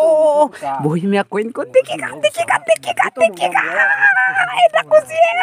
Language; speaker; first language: Hindi; non-native, local second language; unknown